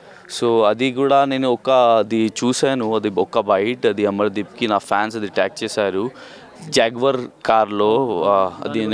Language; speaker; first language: Telugu; non-native, learner; Hindi